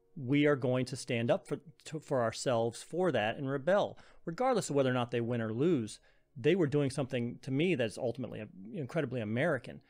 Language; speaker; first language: English; native; English